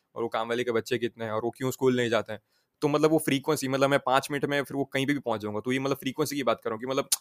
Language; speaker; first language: Hindi; non-native, local second language; Gujarati